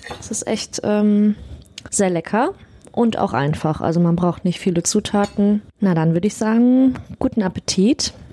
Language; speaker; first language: German; native; German